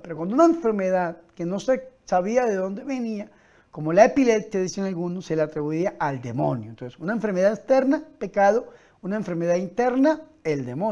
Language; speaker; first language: Spanish; native; Spanish